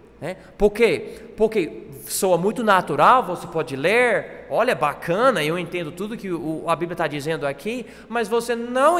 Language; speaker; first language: Portuguese; non-native, fluent; English